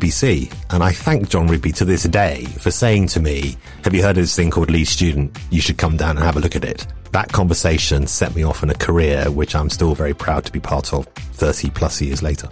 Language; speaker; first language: English; native; English